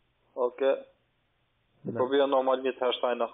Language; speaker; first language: German; non-native, learner; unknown